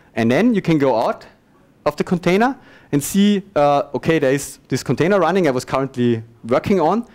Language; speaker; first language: English; non-native, fluent; German